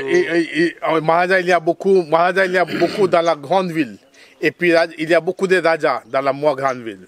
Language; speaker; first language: French; non-native, fluent; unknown